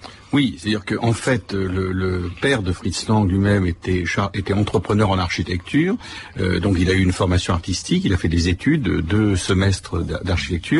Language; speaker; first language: French; native; French